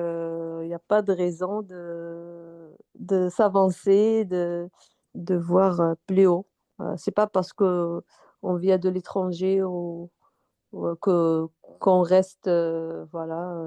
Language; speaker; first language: French; non-native, fluent; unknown